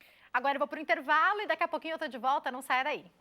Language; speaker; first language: Portuguese; native; Portuguese